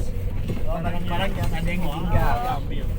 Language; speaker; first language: Indonesian; non-native, fluent; Turkish